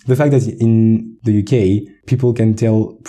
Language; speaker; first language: English; non-native, fluent; French